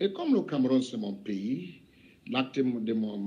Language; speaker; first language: French; non-native, local second language; English